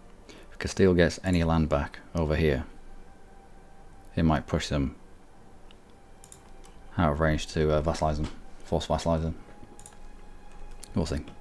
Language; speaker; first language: English; native; English